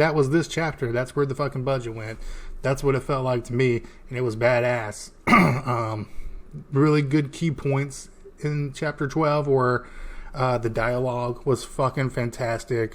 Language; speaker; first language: English; native; English